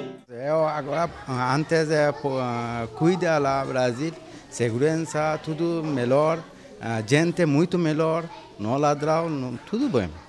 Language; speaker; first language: Portuguese; non-native, learner; Bangla